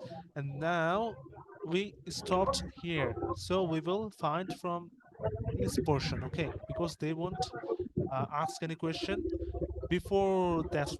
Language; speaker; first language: English; non-native, fluent; Bangla